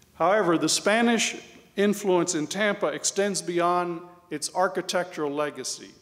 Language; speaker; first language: English; early bilingual, other home language; Spanish